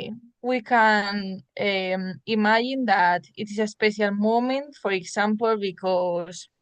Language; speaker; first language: English; non-native, learner; Spanish